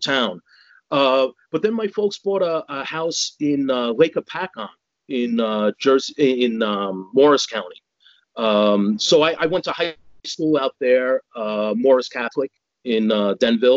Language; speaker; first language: English; native; English